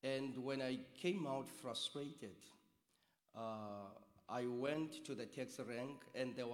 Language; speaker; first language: English; non-native, local second language; Xhosa